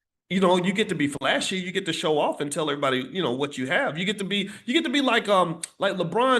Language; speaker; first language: English; native; English